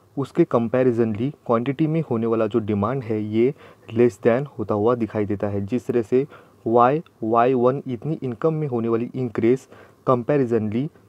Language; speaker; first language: Hindi; non-native, local second language; Marathi